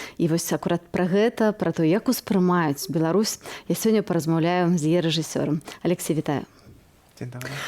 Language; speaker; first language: Belarusian; native; Belarusian